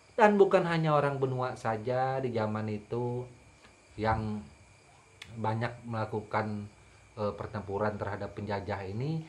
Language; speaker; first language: Indonesian; non-native, local second language; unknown